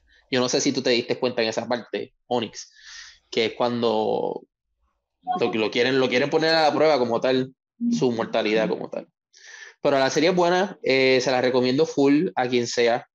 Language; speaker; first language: Spanish; native; Spanish